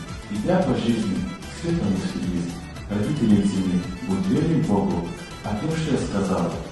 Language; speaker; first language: Russian; non-native, local second language; Lezghian